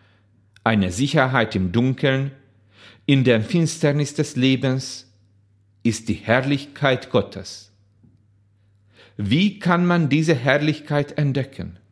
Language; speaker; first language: German; non-native, fluent; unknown